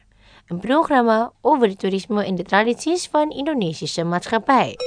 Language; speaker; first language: Dutch; non-native, fluent; Indonesian